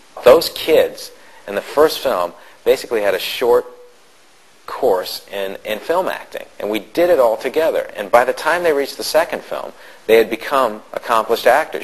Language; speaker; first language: English; native; English